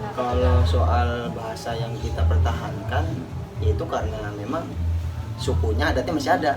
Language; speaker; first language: Indonesian; native; Indonesian